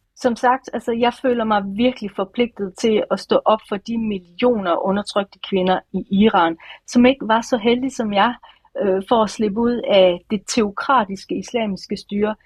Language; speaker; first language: Danish; early bilingual, other home language; Persian